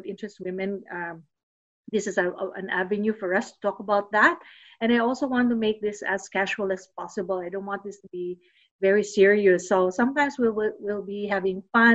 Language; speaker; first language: English; non-native, local second language; Filipino